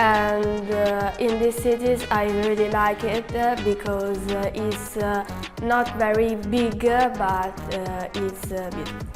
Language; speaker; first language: English; non-native, learner; Italian